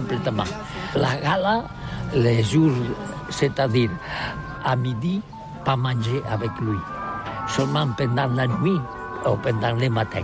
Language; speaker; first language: French; non-native, learner; Catalan